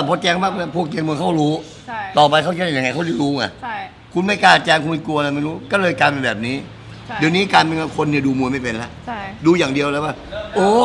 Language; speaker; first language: Thai; native; Thai